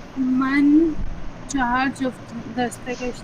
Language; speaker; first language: Persian; non-native, learner; Urdu